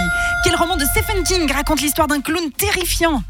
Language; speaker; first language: French; native; French